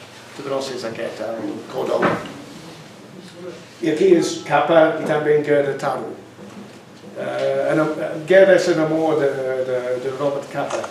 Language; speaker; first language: Spanish; non-native, learner; English